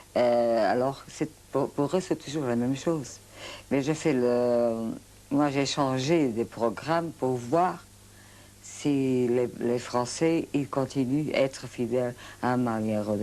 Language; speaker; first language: French; non-native, fluent; Portuguese